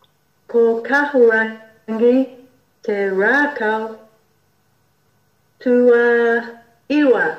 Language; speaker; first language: Māori; non-native, learner; English